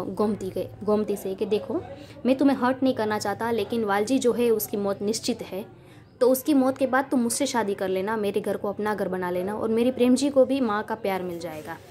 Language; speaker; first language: Hindi; non-native, local second language; Gujarati